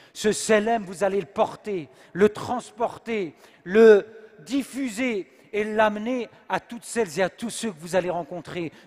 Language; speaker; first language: French; native; French